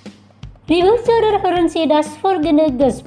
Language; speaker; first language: German; non-native, learner; Indonesian